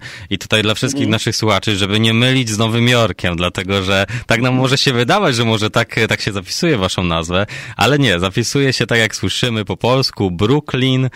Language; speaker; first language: Polish; native; Polish